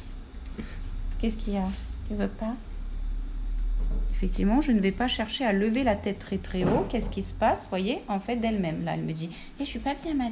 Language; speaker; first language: French; native; French